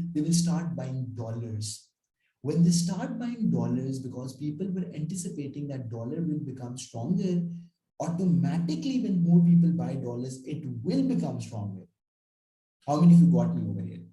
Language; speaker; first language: English; non-native, local second language; Urdu